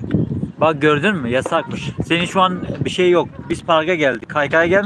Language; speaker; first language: Turkish; native; Turkish